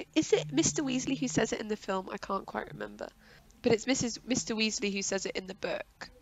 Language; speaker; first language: English; native; English